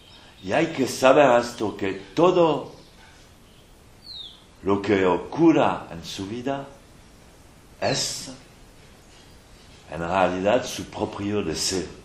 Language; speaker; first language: Spanish; non-native, fluent; French